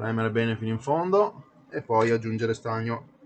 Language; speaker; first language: Italian; native; Italian